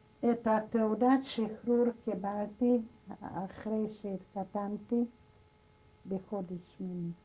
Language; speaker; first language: Hebrew; non-native, fluent; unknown